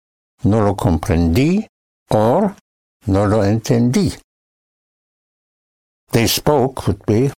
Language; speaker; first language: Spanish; non-native, fluent; English